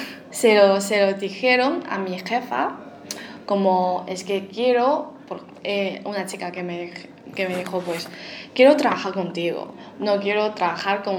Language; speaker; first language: Spanish; non-native, fluent; Chinese